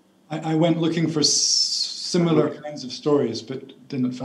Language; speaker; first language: English; native; English